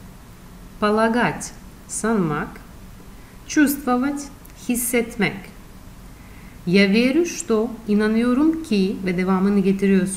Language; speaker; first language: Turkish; non-native, fluent; Russian